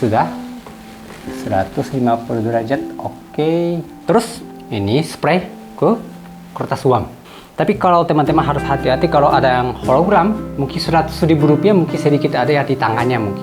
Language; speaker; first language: Indonesian; non-native, fluent; Japanese